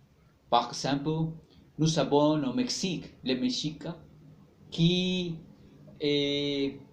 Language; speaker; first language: French; non-native, learner; Spanish